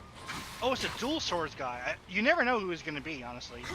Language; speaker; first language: English; native; English